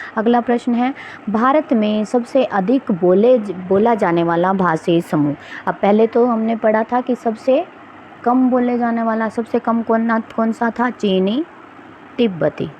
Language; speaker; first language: Hindi; native; Hindi